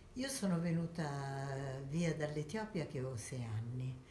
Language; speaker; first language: Italian; early bilingual, other home language; Armenian